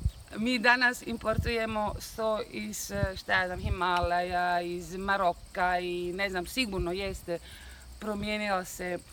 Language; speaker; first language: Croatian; non-native, fluent; German